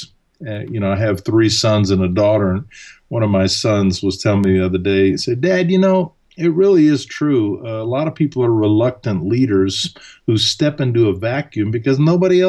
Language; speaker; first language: English; early bilingual, other home language; German